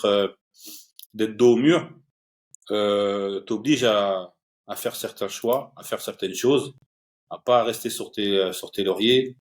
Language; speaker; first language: French; early bilingual, other home language; Turkish